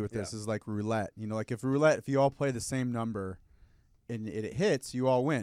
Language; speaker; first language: English; native; English